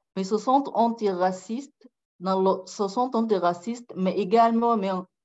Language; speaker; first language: French; non-native, fluent; Arabic